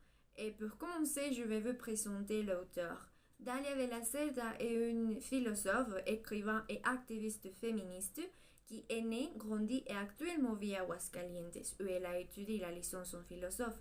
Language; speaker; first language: French; non-native, learner; Spanish